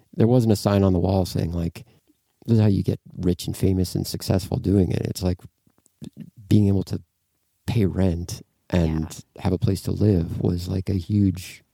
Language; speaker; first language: English; native; English